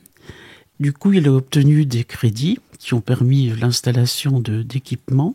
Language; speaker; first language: French; native; French